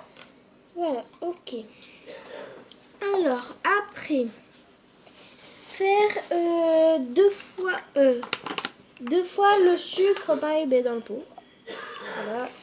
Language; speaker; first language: French; native; French